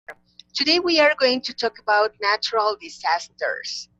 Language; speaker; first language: English; non-native, fluent; Spanish